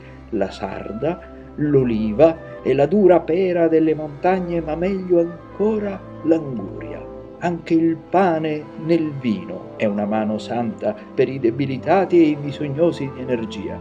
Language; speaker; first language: Italian; native; Italian